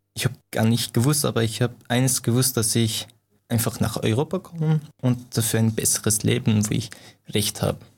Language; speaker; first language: German; non-native, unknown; Persian